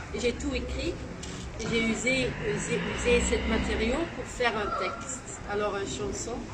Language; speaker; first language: French; non-native, fluent; Dutch